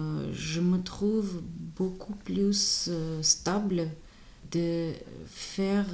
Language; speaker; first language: French; non-native, fluent; Armenian